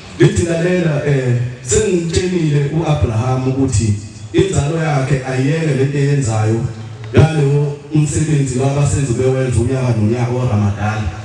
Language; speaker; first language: Zulu; native; Zulu